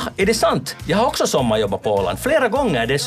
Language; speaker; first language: Swedish; native; Swedish